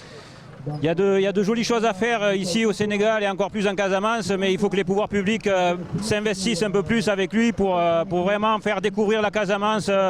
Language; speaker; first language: French; native; French